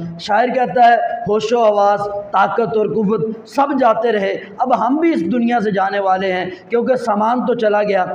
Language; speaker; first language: Urdu; non-native, local second language; Punjabi